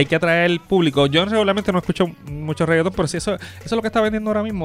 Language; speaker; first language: Spanish; native; Spanish